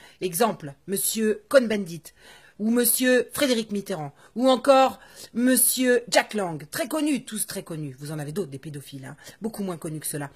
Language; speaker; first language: French; native; French